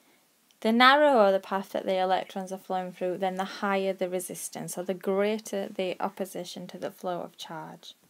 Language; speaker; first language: English; native; English